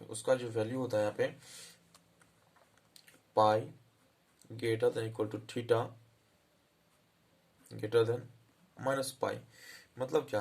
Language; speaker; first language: Hindi; native; Hindi